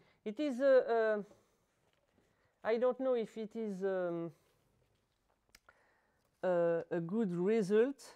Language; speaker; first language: English; non-native, learner; French